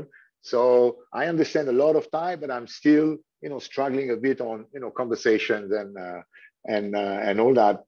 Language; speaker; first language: English; non-native, fluent; French